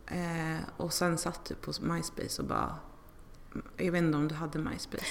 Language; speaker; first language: Swedish; native; Swedish